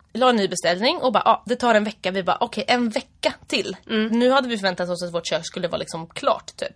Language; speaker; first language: Swedish; native; Swedish